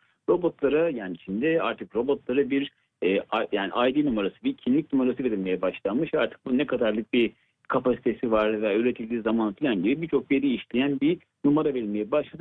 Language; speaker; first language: Turkish; native; Turkish